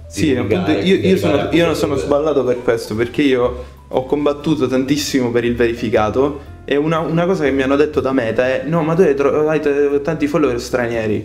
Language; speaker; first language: Italian; native; Italian